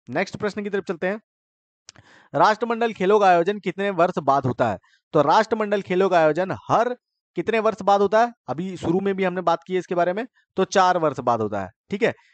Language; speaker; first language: Hindi; native; Hindi